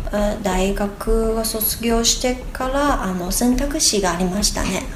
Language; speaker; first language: Japanese; non-native, fluent; Chinese